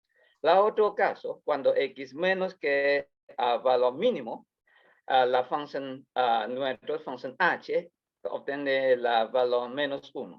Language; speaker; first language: Spanish; non-native, learner; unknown